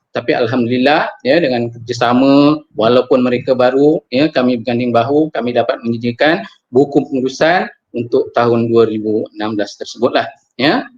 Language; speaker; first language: Malay; native; Malay